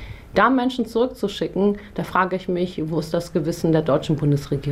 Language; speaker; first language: German; early bilingual, other home language; Persian